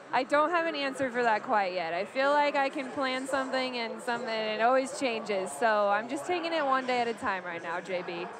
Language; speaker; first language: English; native; English